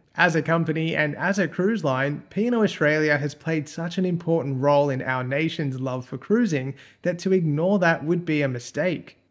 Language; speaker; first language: English; native; English